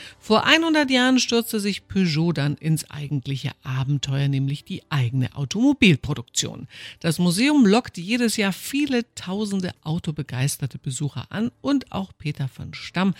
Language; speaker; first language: German; native; German